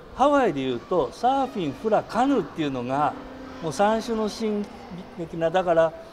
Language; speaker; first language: Japanese; native; Japanese